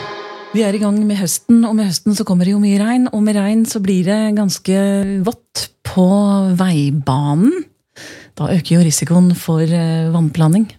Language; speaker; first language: Norwegian; native; Norwegian